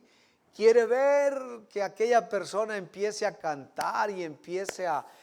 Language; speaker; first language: Spanish; native; Spanish